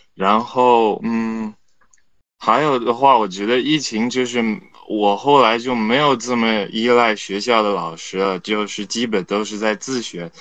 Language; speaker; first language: Chinese; native; Chinese